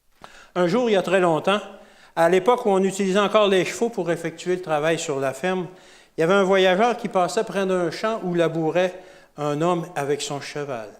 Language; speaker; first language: French; native; French